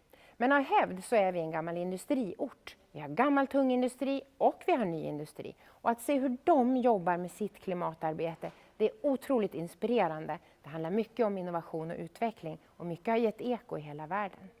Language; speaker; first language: Swedish; native; Swedish